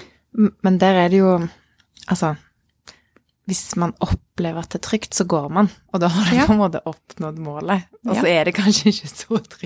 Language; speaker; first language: Norwegian; native; Norwegian